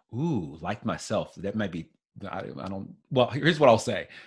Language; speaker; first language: English; native; English